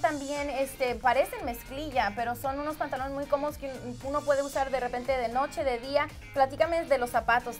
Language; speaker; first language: Spanish; native; Spanish